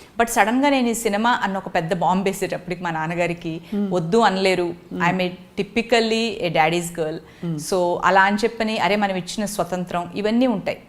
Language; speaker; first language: Telugu; native; Telugu